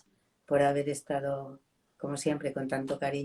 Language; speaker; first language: Spanish; native; Spanish